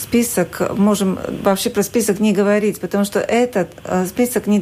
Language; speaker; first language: Russian; non-native, local second language; Latvian